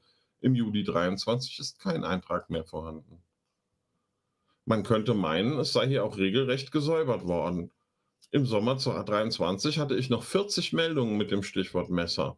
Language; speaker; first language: German; native; German